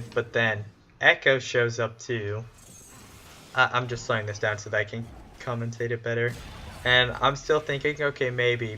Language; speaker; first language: English; native; English